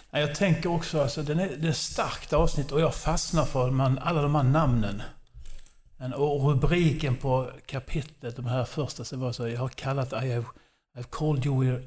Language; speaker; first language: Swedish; non-native, fluent; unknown